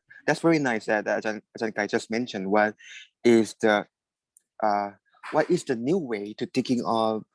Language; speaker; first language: English; non-native, fluent; Thai